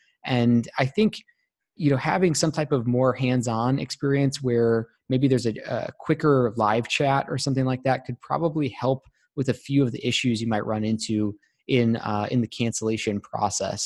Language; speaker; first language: English; native; English